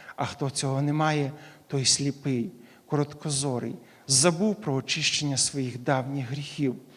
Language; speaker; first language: Ukrainian; native; Ukrainian